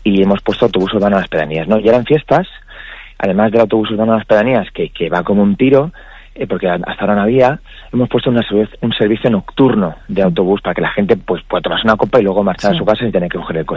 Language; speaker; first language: Spanish; native; Spanish